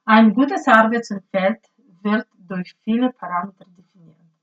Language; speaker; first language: German; non-native, learner; Ukrainian